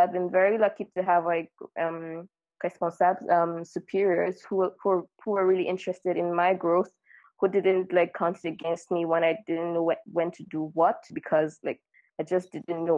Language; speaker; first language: English; non-native, local second language; Yoruba